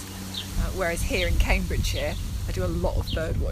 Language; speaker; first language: English; native; English